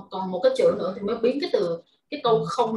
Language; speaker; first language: Vietnamese; native; Vietnamese